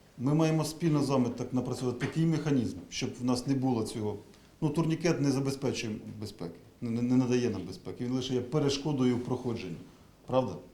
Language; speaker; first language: Ukrainian; native; Ukrainian